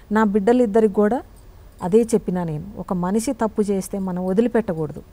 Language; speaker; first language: Telugu; native; Telugu